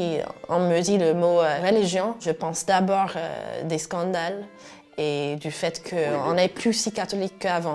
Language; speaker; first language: French; non-native, fluent; English